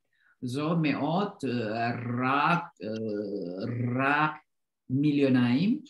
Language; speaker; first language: Hebrew; non-native, learner; Indonesian